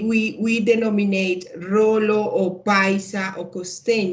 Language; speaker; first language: English; non-native, learner; Spanish